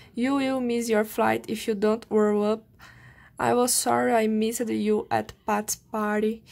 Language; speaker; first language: English; non-native, fluent; Portuguese